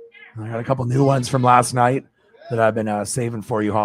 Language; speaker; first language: English; native; English